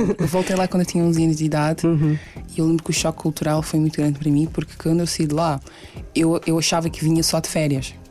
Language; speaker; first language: Portuguese; early bilingual, other home language; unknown